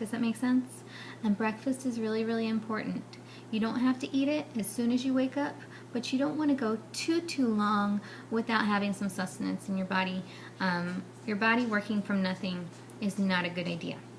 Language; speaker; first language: English; native; English